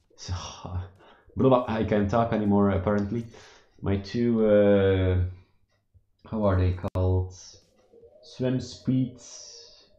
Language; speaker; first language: English; non-native, fluent; Dutch